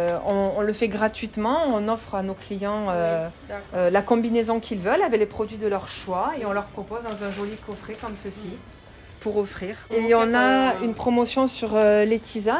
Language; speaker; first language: French; native; French